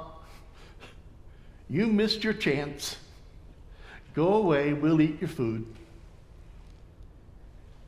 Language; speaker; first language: English; native; English